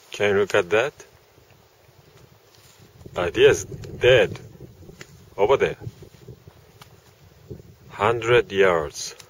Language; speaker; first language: English; non-native, learner; Japanese